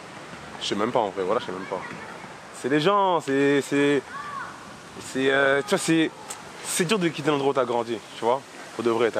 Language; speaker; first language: French; native; French